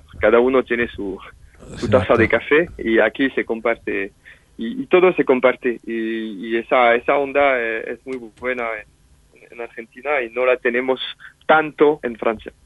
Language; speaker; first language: Spanish; non-native, fluent; French